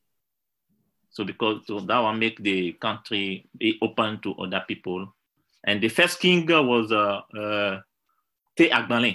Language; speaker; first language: English; non-native, learner; Yoruba